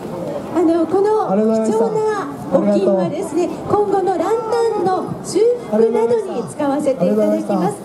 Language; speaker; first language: Japanese; native; Japanese